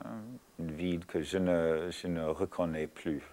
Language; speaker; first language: French; non-native, fluent; English